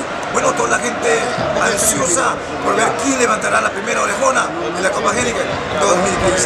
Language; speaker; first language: Spanish; native; Spanish